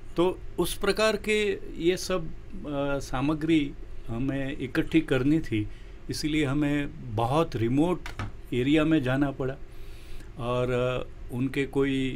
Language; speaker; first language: Hindi; non-native, local second language; Gujarati